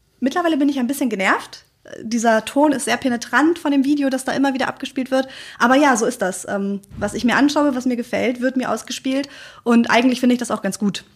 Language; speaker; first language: German; native; German